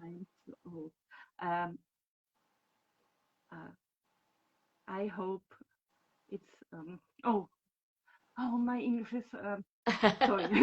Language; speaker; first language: English; non-native, learner; German